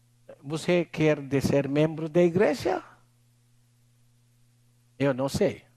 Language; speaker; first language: Portuguese; non-native, learner; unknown